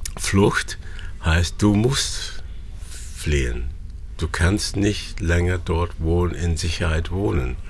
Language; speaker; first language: German; non-native, fluent; English